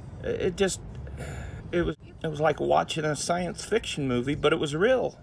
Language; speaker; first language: English; native; English